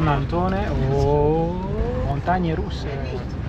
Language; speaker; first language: Italian; native; Italian